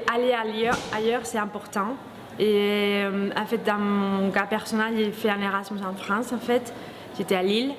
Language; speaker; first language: French; non-native, fluent; Spanish